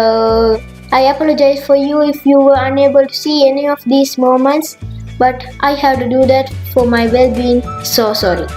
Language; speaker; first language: English; non-native, local second language; Sinhala